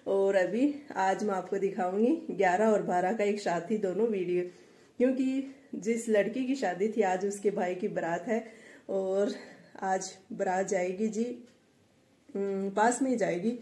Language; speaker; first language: Hindi; native; Hindi